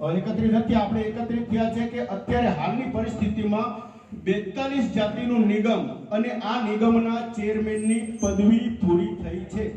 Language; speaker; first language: Gujarati; native; Gujarati